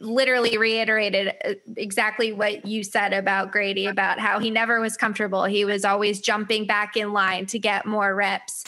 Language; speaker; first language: English; native; English